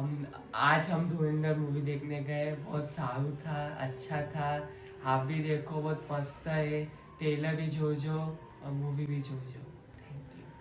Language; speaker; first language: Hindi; non-native, local second language; Gujarati